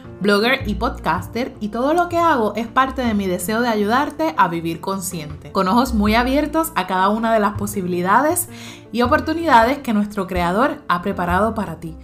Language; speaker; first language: Spanish; native; Spanish